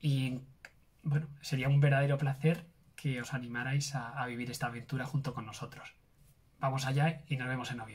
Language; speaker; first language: Spanish; native; Spanish